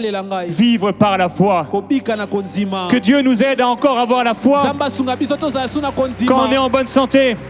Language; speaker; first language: French; native; French